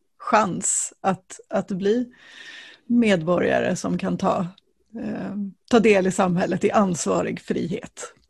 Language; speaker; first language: Swedish; native; Swedish